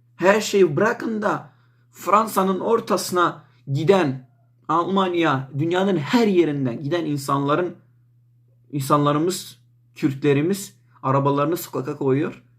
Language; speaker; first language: Turkish; non-native, local second language; Kurdish